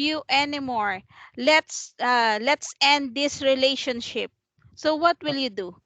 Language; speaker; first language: English; non-native, fluent; Vietnamese